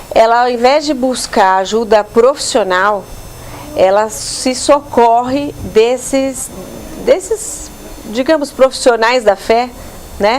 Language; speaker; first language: Portuguese; native; Portuguese